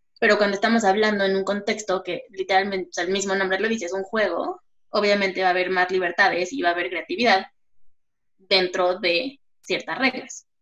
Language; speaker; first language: Spanish; native; Spanish